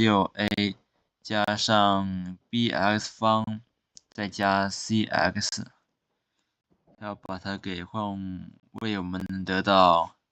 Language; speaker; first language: Chinese; native; Chinese